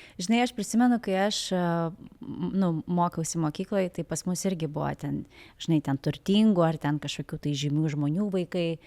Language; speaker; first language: Lithuanian; native; Lithuanian